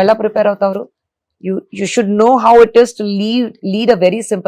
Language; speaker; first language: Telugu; non-native, local second language; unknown